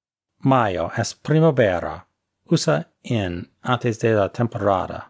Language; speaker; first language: Spanish; non-native, fluent; English